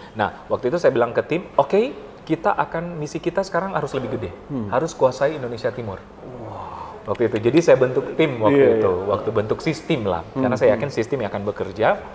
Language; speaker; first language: Indonesian; native; Indonesian